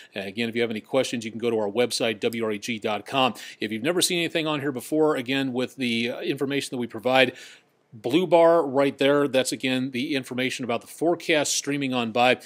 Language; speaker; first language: English; native; English